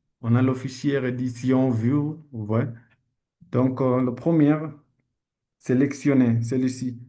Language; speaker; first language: French; non-native, learner; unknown